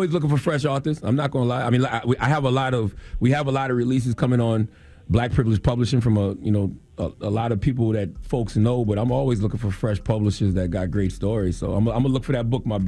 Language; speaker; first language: English; native; English